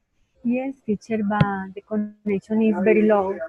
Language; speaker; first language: English; non-native, learner; Spanish